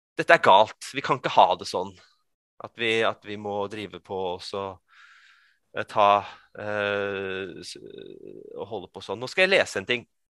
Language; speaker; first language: Norwegian; early bilingual, other home language; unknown